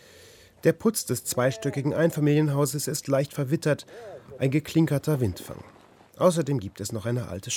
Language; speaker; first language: German; native; German